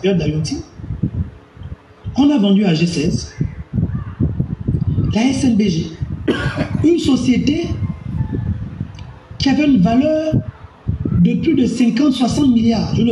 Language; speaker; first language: French; native; French